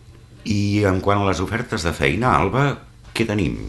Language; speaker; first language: Catalan; native; Catalan